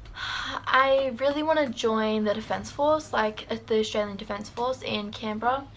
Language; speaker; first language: English; native; English